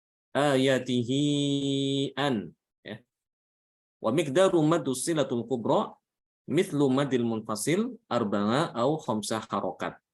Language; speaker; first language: Arabic; non-native, fluent; Indonesian